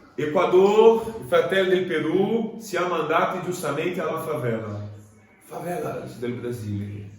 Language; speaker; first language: Italian; non-native, fluent; Portuguese